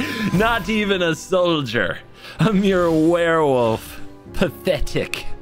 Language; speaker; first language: English; native; English